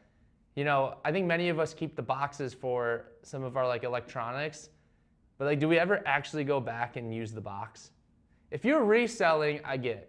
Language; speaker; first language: English; native; English